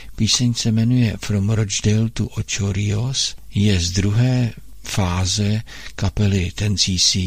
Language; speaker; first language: Czech; native; Czech